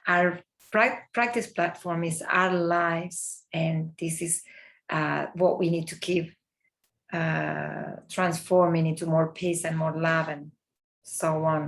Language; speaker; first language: English; non-native, fluent; Spanish